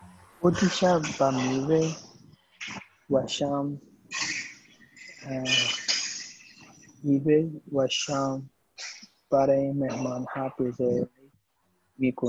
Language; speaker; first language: Persian; non-native, learner; Urdu